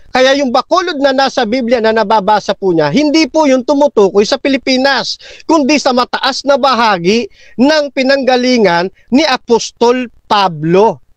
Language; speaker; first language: Filipino; native; Filipino